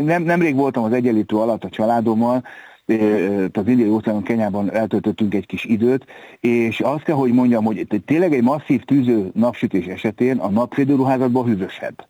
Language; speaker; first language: Hungarian; native; Hungarian